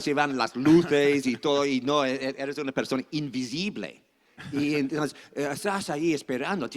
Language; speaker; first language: Spanish; non-native, fluent; English